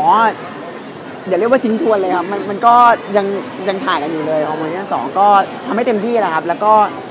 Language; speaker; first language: Thai; native; Thai